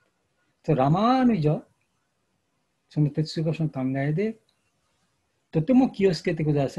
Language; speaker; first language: Japanese; non-native, fluent; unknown